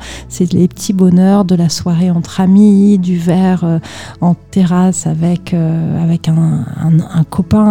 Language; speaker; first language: French; native; French